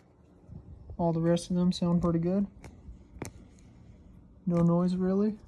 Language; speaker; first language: English; native; English